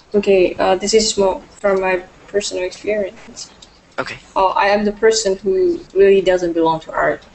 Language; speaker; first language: English; non-native, fluent; Vietnamese